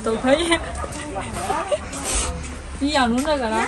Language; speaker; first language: Chinese; native; Chinese